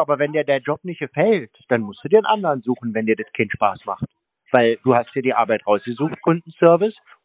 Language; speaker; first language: German; native; German